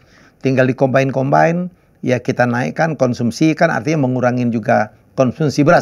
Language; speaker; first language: Indonesian; native; Indonesian